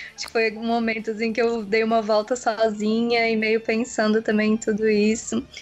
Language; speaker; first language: Portuguese; native; Portuguese